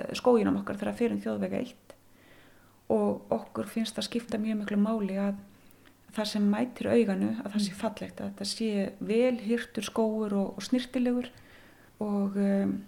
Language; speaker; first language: Icelandic; native; Icelandic